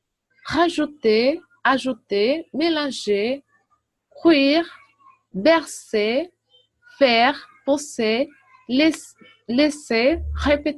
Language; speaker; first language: French; non-native, learner; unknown